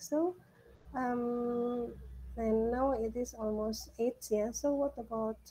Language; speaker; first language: English; non-native, learner; Indonesian